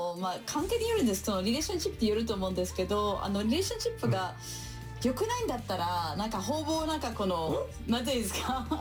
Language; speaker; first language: Japanese; non-native, fluent; French